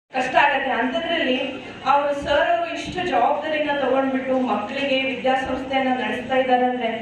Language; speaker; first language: Kannada; native; Kannada